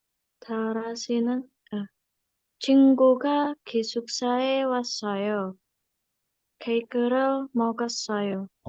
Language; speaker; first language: Korean; non-native, learner; Indonesian